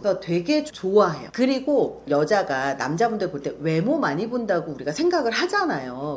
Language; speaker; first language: Korean; native; Korean